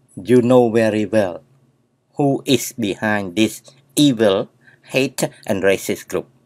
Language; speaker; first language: English; non-native, learner; Khmer